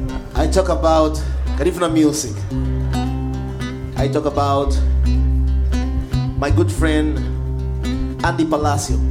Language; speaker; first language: English; non-native, learner; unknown